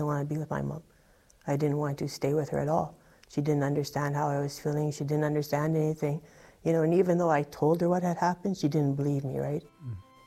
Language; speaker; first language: English; native; English